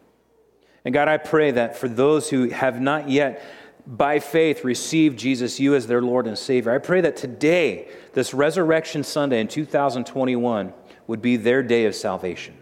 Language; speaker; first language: English; native; English